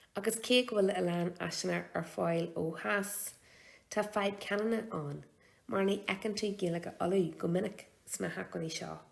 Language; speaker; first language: Irish; non-native, local second language; English